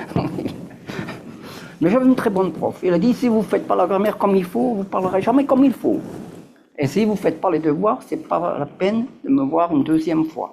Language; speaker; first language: French; native; French